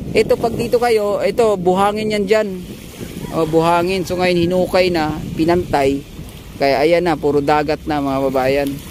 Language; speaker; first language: Filipino; non-native, local second language; Cebuano